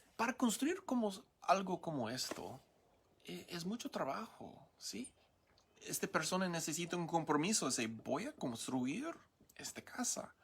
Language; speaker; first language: Spanish; non-native, learner; English